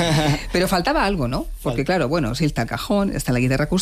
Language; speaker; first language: Spanish; native; Spanish